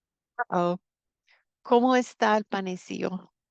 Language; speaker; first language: Spanish; non-native, fluent; English